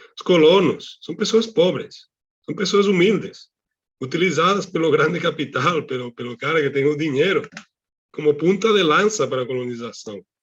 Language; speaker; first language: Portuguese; non-native, fluent; Catalan